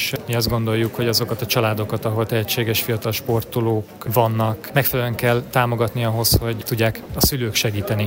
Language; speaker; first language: Hungarian; native; Hungarian